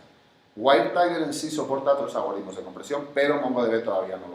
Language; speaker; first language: Spanish; native; Spanish